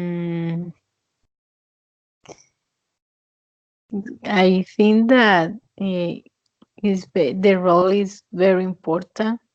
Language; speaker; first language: English; non-native, fluent; Spanish